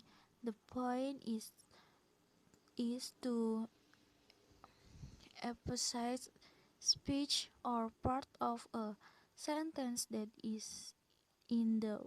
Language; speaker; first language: English; non-native, learner; Indonesian